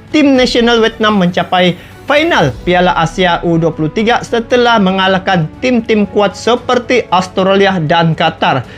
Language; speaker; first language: Malay; native; Malay